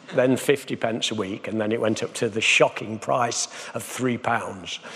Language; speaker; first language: English; native; English